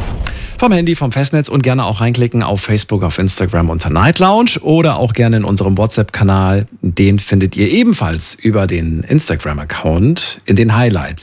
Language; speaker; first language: German; native; German